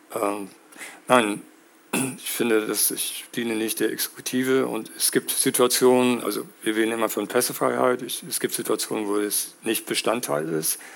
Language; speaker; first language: German; native; German